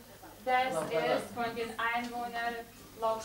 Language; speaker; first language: German; non-native, fluent; Lithuanian